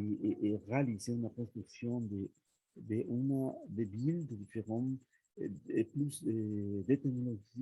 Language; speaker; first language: French; non-native, learner; Spanish